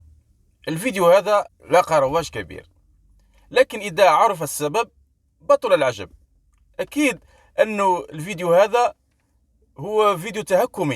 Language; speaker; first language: Arabic; native; Arabic